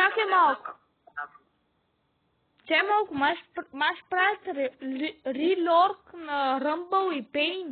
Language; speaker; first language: Bulgarian; native; Bulgarian